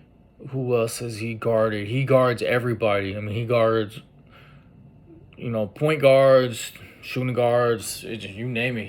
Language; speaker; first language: English; native; English